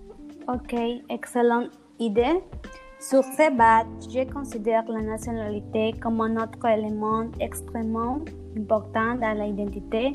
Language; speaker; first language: French; non-native, learner; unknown